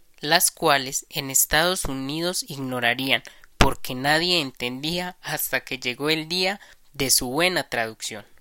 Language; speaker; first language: Spanish; native; Spanish